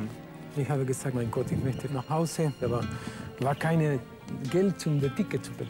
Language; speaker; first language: German; non-native, fluent; Spanish